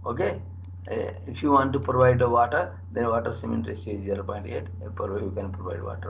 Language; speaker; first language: English; non-native, local second language; Nepali